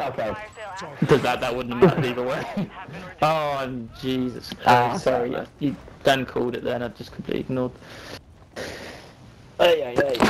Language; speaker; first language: English; native; English